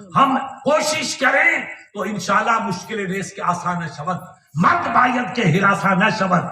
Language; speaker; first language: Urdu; non-native, local second language; Sindhi